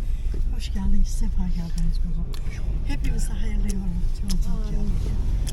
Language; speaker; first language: Turkish; native; Turkish